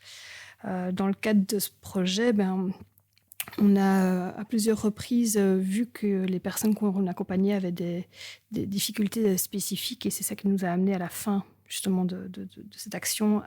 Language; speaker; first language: French; native; French